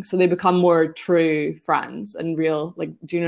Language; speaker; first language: English; native; English